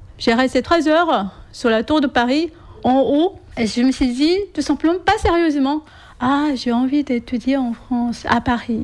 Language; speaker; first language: French; non-native, fluent; Korean